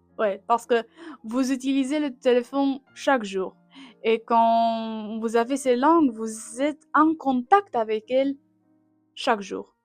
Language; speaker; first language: French; non-native, learner; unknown